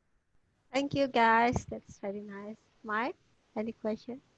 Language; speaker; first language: English; non-native, fluent; Indonesian